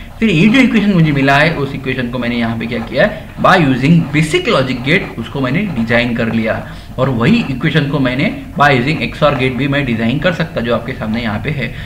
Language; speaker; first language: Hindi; non-native, local second language; Marathi